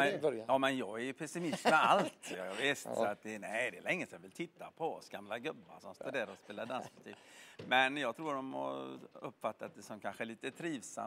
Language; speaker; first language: Swedish; native; Swedish